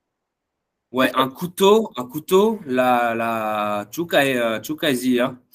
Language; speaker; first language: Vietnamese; non-native, learner; French